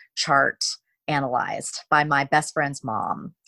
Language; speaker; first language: English; native; English